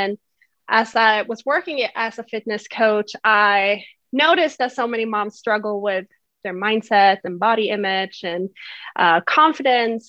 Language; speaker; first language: English; non-native, fluent; Swedish